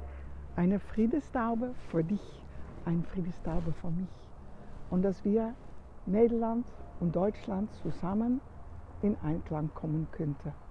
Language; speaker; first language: German; non-native, learner; Dutch